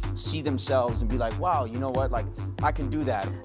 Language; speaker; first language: English; native; English